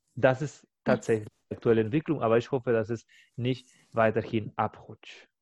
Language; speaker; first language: German; non-native, fluent; Spanish